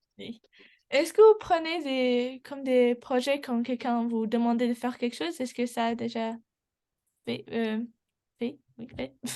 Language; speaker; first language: French; non-native, learner; English